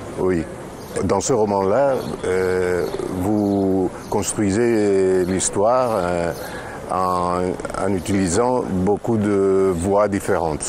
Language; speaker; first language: French; non-native, fluent; Greek